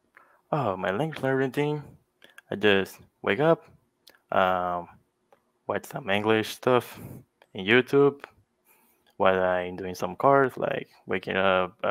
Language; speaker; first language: English; non-native, fluent; Portuguese